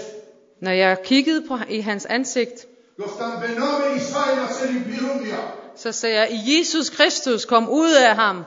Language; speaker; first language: Danish; non-native, fluent; Persian